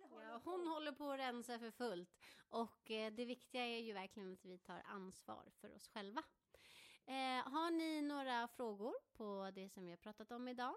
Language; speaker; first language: Swedish; native; Swedish